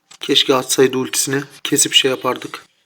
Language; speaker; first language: Turkish; native; Turkish